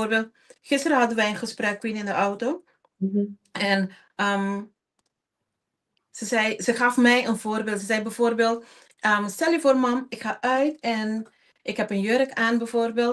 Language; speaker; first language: Dutch; non-native, local second language; Papiamento